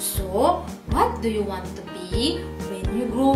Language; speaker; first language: English; non-native, fluent; Indonesian